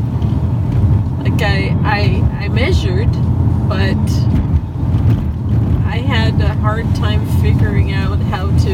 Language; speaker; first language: English; non-native, fluent; French